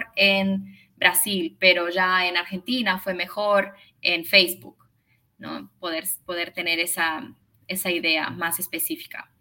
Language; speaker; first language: Spanish; early bilingual, heritage; Spanish